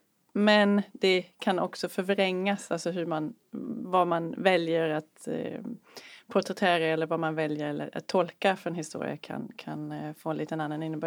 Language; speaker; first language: Swedish; non-native, fluent; English